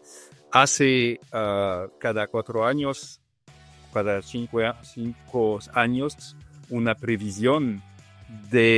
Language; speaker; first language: Spanish; non-native, learner; Italian